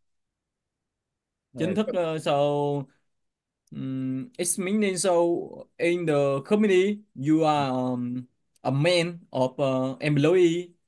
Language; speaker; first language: English; non-native, learner; Vietnamese